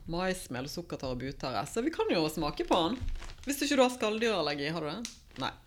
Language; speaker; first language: Norwegian; native; Norwegian